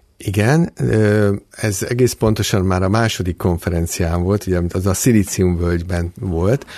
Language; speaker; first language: Hungarian; native; Hungarian